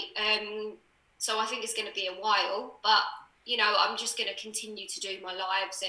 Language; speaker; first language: English; native; English